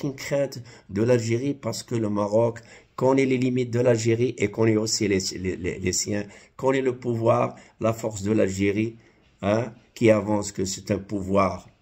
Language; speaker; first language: French; non-native, local second language; Arabic